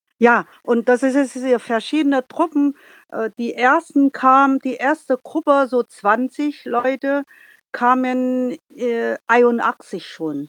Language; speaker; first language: German; non-native, learner; Vietnamese